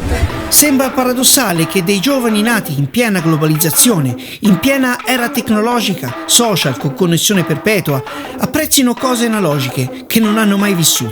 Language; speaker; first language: Italian; native; Italian